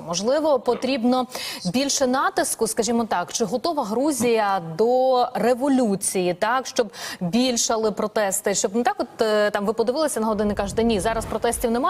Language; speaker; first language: Ukrainian; native; Ukrainian